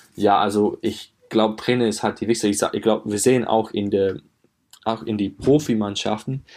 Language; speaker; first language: German; non-native, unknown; English